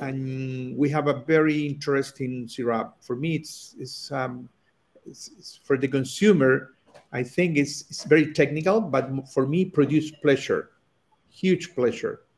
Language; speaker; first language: English; non-native, learner; Spanish